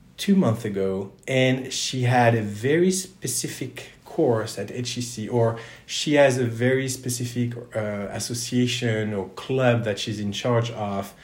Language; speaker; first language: English; non-native, fluent; French